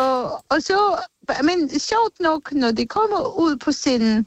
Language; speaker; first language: Danish; non-native, fluent; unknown